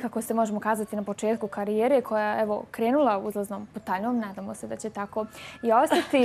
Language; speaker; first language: Croatian; native; Croatian